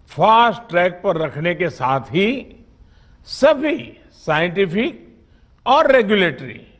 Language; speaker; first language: Hindi; non-native, local second language; Gujarati